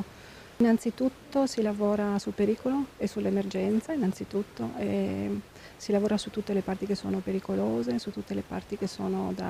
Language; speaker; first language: Italian; native; Italian